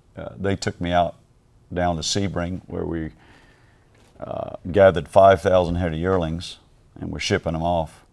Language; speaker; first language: English; native; English